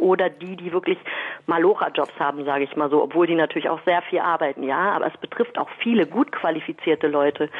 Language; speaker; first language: German; native; German